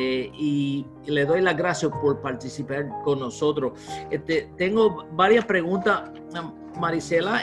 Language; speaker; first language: Spanish; early bilingual, heritage; Spanish